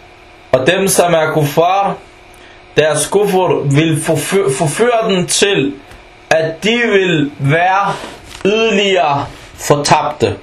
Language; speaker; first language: Danish; early bilingual, other home language; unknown